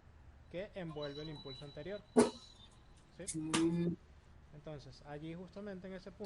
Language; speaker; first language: Spanish; native; Spanish